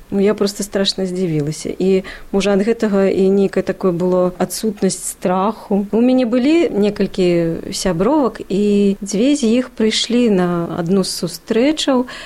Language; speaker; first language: Belarusian; non-native, local second language; Russian